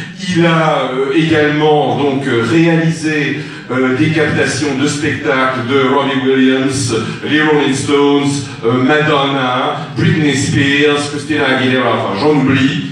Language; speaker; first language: French; native; French